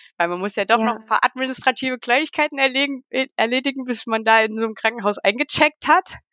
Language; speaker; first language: German; native; German